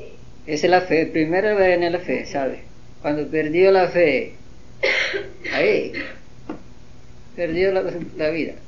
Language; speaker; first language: Spanish; non-native, learner; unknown